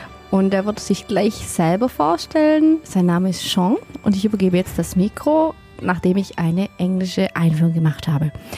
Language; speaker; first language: German; native; German